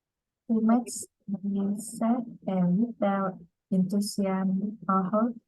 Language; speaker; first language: English; non-native, learner; Vietnamese